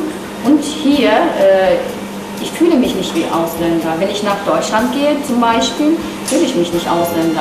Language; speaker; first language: German; non-native, learner; Turkish